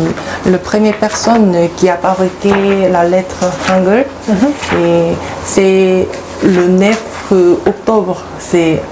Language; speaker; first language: French; non-native, learner; Korean